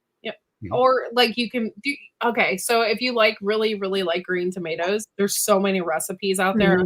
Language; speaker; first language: English; native; English